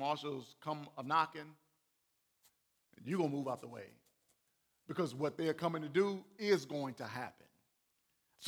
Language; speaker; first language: English; native; English